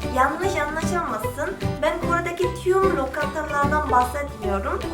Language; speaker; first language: Turkish; non-native, fluent; Korean